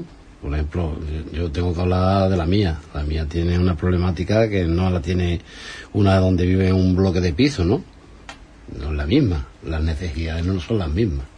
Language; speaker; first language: Spanish; native; Spanish